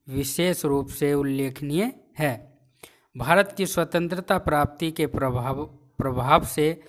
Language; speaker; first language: Hindi; native; Hindi